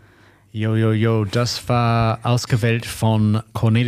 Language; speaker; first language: German; non-native, learner; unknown